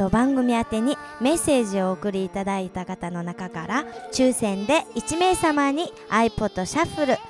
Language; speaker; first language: Japanese; early bilingual, other home language; Mongolian